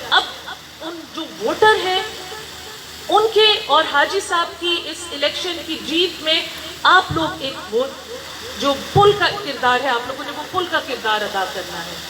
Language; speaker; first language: Urdu; non-native, local second language; Northern Hindko